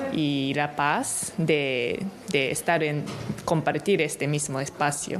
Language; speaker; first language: Spanish; non-native, fluent; Japanese